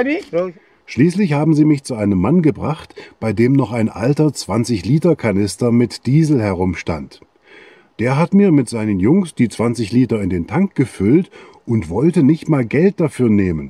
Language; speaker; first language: German; native; German